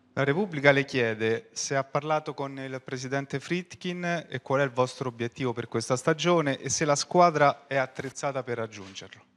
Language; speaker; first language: Italian; native; Italian